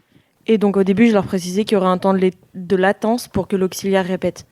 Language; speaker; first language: French; native; French